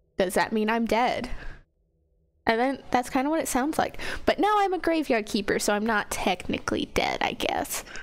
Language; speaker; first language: English; native; English